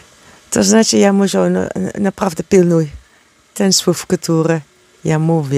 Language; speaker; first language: Polish; non-native, learner; Dutch